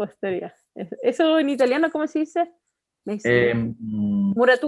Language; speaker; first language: Spanish; non-native, fluent; Italian